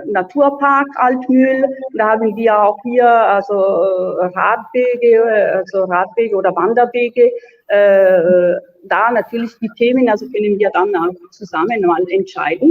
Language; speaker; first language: German; non-native, fluent; Italian